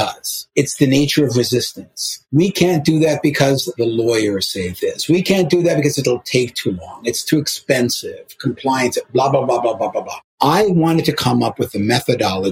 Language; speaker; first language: English; native; English